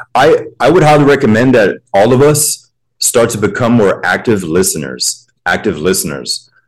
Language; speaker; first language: English; native; English